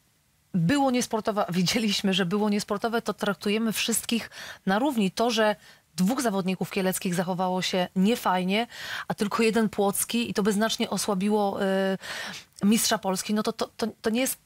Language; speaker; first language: Polish; native; Polish